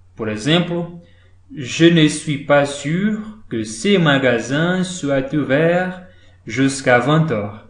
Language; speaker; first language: French; non-native, fluent; Portuguese